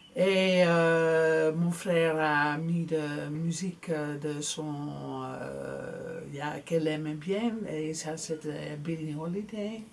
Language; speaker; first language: French; non-native, fluent; Dutch